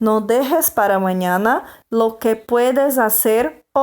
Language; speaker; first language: Spanish; non-native, fluent; Portuguese